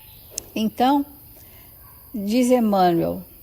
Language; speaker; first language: Portuguese; native; Portuguese